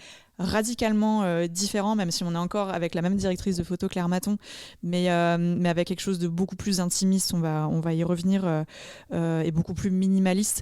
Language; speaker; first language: French; native; French